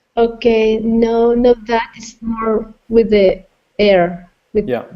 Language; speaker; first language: English; non-native, fluent; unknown